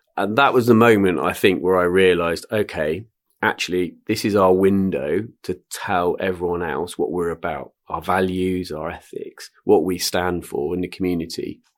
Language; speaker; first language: English; native; English